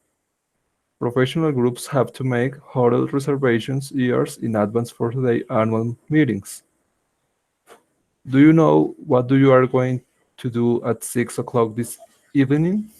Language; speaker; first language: English; non-native, learner; Spanish